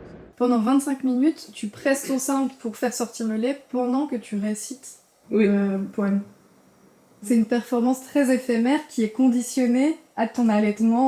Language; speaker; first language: French; native; French